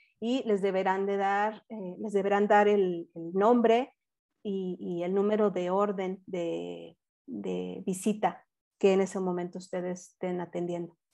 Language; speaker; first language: Spanish; native; Spanish